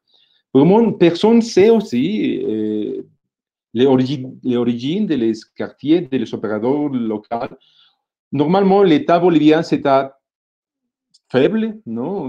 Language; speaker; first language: French; non-native, fluent; Spanish